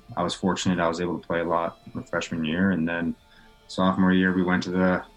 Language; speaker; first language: English; native; English